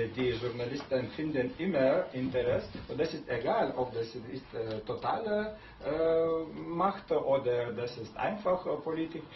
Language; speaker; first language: German; non-native, learner; Lithuanian